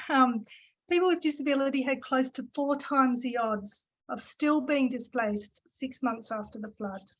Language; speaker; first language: English; native; English